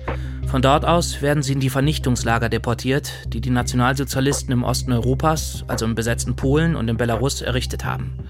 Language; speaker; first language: German; native; German